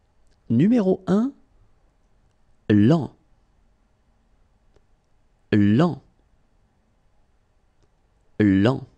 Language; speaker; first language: French; native; French